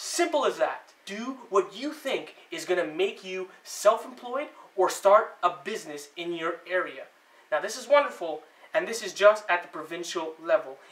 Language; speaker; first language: English; native; English